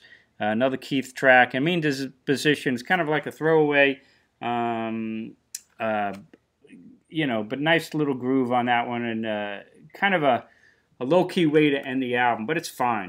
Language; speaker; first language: English; native; English